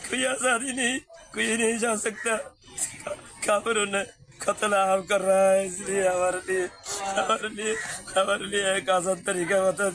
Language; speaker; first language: Hindi; non-native, learner; Rohingya